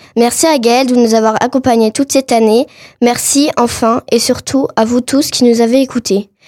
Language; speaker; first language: French; native; French